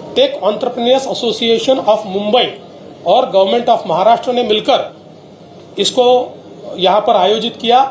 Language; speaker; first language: Hindi; non-native, local second language; Marathi